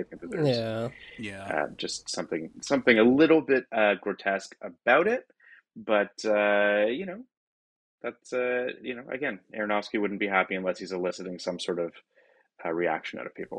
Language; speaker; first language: English; native; English